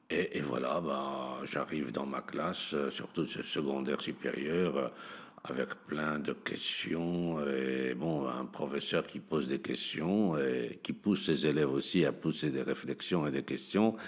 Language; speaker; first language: French; non-native, local second language; Arabic